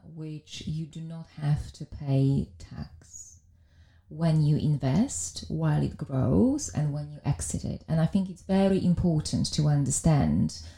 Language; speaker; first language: English; non-native, fluent; Polish